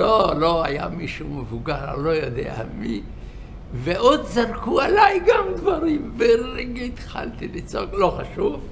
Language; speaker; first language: Hebrew; non-native, fluent; Yiddish